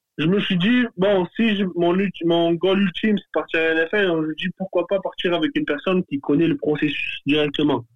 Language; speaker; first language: French; native; French